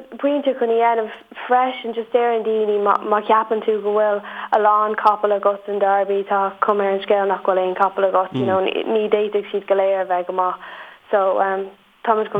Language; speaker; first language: Irish; non-native, local second language; English